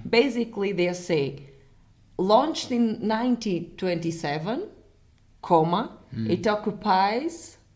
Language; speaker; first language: English; non-native, fluent; Portuguese